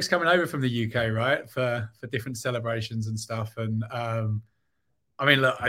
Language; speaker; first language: English; native; English